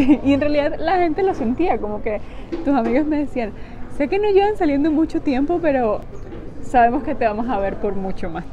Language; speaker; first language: Spanish; native; Spanish